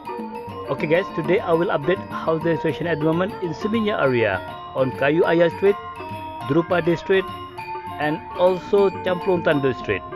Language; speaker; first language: English; non-native, learner; Indonesian